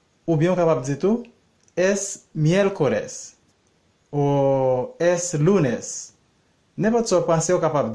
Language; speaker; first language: French; non-native, learner; Haitian Creole